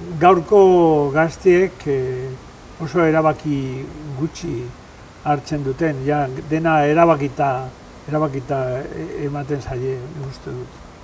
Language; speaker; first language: Basque; non-native, local second language; Spanish